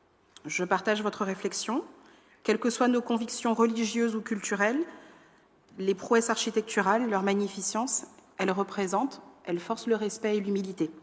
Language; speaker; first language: French; native; French